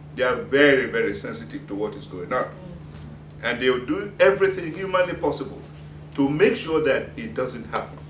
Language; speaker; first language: English; non-native, local second language; Yoruba